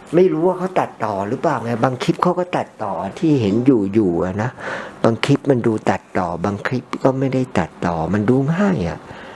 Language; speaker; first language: Thai; native; Thai